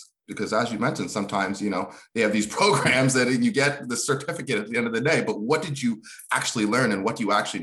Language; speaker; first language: English; early bilingual, other home language; Swahili